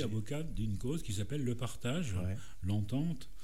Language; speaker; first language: French; native; French